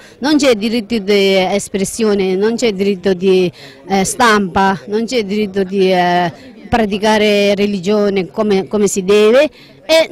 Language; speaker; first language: Italian; non-native, learner; Tibetan